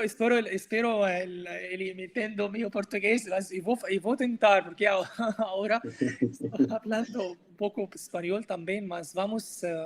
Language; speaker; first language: Portuguese; non-native, learner; Arabic